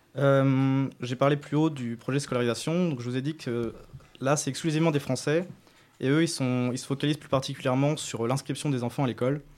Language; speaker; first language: French; native; French